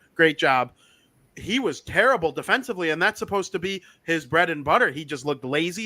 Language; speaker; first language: English; native; English